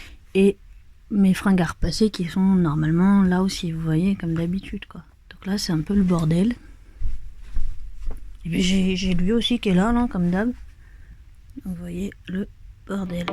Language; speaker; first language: French; native; French